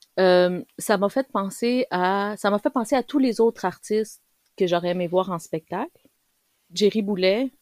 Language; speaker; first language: French; early bilingual, other home language; Spanish